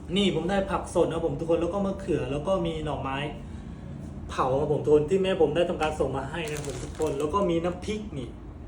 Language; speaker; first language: Thai; non-native, local second language; Northern Khmer